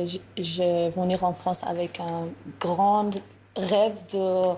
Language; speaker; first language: French; non-native, learner; Persian